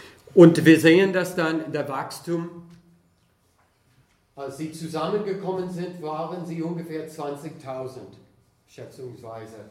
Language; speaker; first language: German; non-native, fluent; English